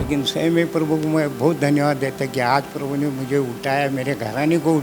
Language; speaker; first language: Hindi; non-native, local second language; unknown